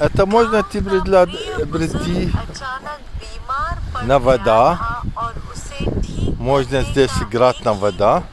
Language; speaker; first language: Russian; non-native, learner; Arabic